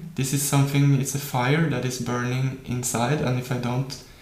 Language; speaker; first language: English; non-native, fluent; Norwegian